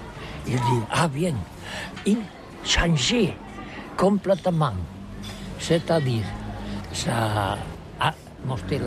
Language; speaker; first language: French; non-native, learner; Catalan